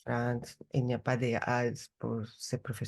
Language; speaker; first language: French; non-native, learner; Spanish